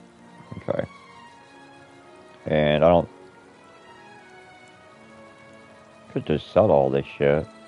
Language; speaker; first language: English; native; English